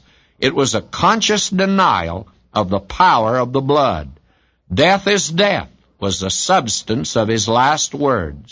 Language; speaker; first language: English; native; English